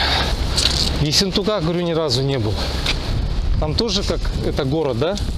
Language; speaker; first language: Russian; native; Russian